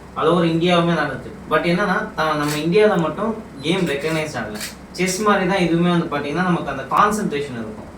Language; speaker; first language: Tamil; native; Tamil